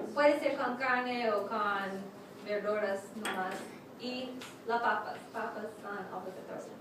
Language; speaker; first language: Spanish; non-native, fluent; English